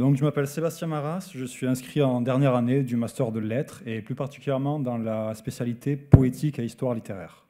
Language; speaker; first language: French; native; French